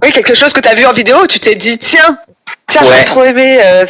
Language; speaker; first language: French; native; French